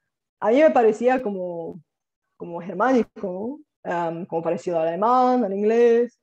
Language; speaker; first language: Spanish; non-native, fluent; Bulgarian